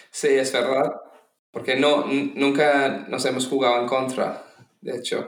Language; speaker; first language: Spanish; non-native, fluent; English